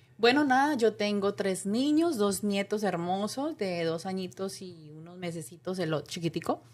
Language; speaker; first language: Spanish; native; Spanish